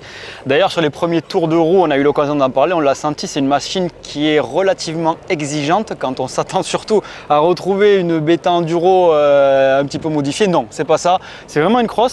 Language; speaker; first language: French; native; French